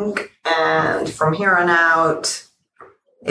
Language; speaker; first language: English; early bilingual, other home language; Spanish